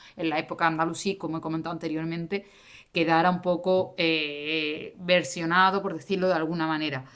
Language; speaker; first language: Spanish; native; Spanish